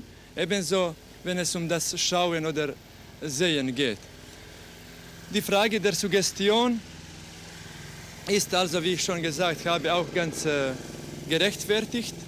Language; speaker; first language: German; non-native, fluent; Croatian